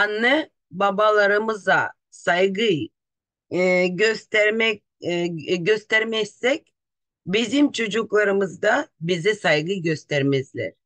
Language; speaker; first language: Turkish; non-native, fluent; Russian